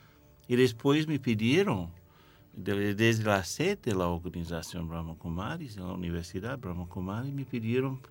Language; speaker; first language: Spanish; non-native, fluent; English